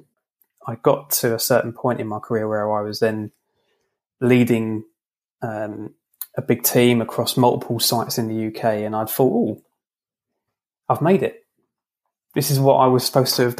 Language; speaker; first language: English; native; English